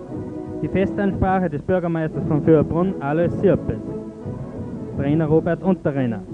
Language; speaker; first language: German; native; German